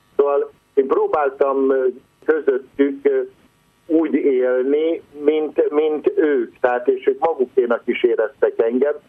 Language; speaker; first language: Hungarian; non-native, local second language; Croatian